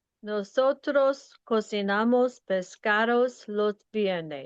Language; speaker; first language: Spanish; non-native, learner; English